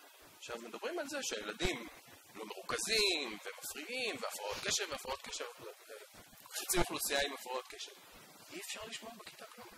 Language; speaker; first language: Hebrew; native; Hebrew